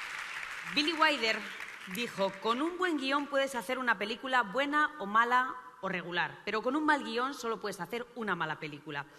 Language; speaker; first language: Spanish; native; Spanish